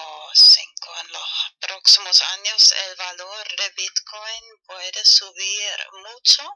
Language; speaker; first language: Spanish; non-native, fluent; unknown